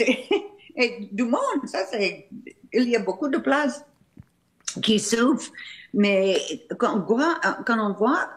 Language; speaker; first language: French; non-native, fluent; English